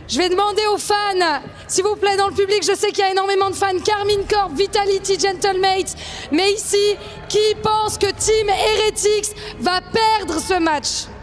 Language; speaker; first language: French; native; French